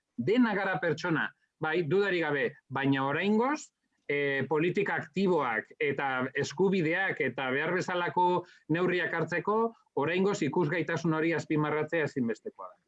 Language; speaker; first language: Basque; non-native, local second language; Spanish